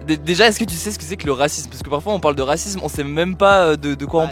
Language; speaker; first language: French; native; French